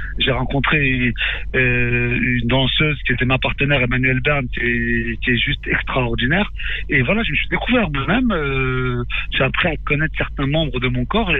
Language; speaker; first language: French; native; French